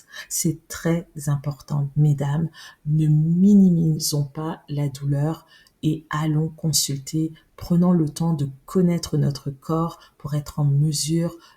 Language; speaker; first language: French; native; French